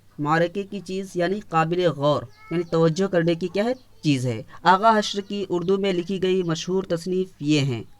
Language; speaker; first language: Urdu; native; Urdu